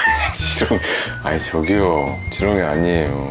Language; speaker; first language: Korean; native; Korean